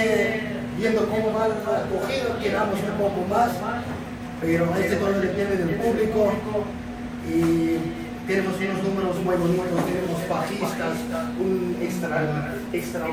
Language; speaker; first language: Spanish; non-native, fluent; Afrikaans